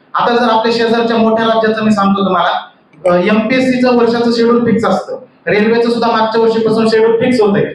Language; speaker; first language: Marathi; native; Marathi